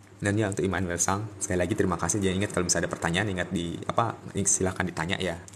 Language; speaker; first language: Indonesian; native; Indonesian